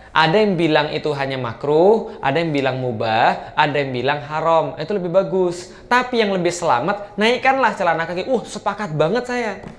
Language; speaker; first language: Indonesian; native; Indonesian